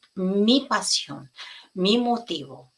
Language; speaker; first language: Spanish; non-native, fluent; English